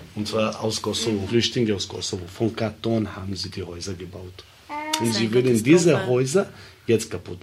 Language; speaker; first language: German; early bilingual, other home language; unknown